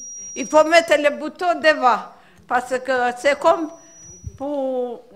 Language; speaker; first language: French; non-native, local second language; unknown